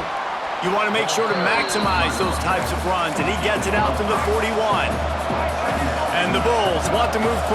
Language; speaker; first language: English; native; English